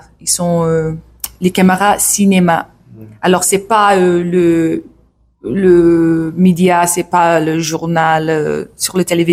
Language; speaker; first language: French; non-native, learner; English